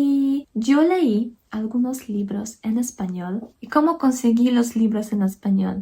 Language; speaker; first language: Spanish; non-native, fluent; Polish